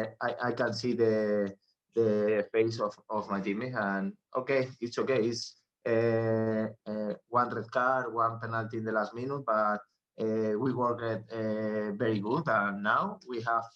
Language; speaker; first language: English; non-native, learner; Spanish